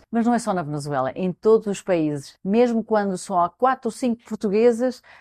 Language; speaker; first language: Portuguese; native; Portuguese